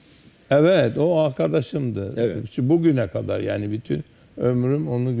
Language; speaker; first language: Turkish; early bilingual, heritage; Turkish